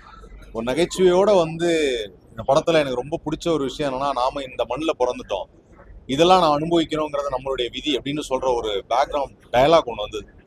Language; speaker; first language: Tamil; native; Tamil